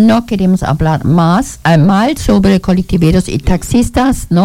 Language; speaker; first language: Spanish; non-native, learner; German